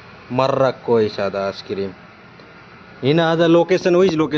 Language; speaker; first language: Arabic; non-native, learner; Nepali